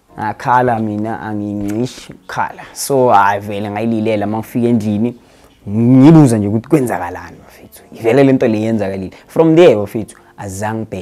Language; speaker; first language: Zulu; native; Zulu